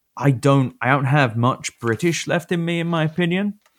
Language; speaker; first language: English; native; English